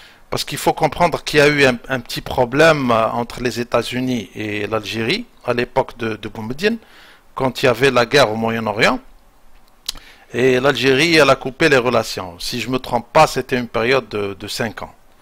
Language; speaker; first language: French; non-native, local second language; Arabic